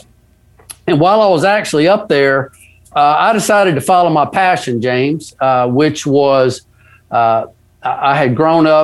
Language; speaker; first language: English; native; English